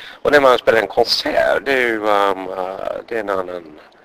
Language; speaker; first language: Swedish; non-native, fluent; English